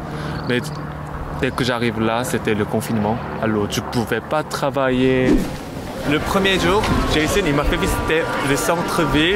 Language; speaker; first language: French; non-native, learner; Korean